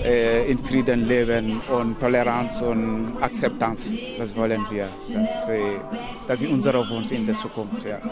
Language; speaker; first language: German; non-native, learner; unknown